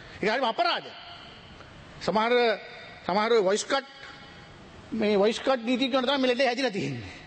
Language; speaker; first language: Sinhala; native; Sinhala